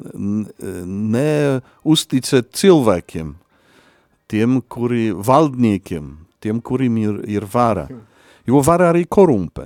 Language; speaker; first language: Latvian; non-native, fluent; Polish